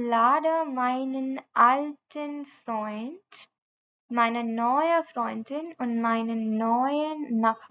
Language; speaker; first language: German; non-native, learner; Hindi